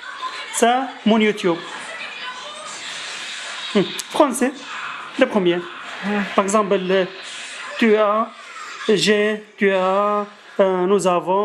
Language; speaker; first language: French; non-native, learner; Arabic